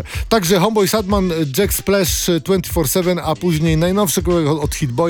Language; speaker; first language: Polish; native; Polish